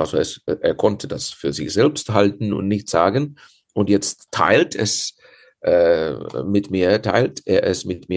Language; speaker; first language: German; non-native, fluent; Czech